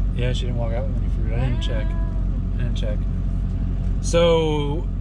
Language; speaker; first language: English; native; English